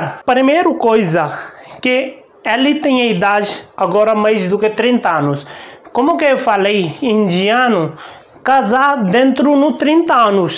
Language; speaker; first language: Portuguese; non-native, learner; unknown